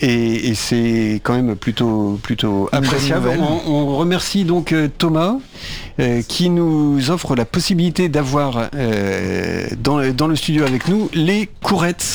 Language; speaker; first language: French; native; French